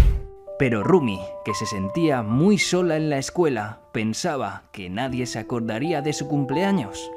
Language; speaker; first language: Spanish; native; Spanish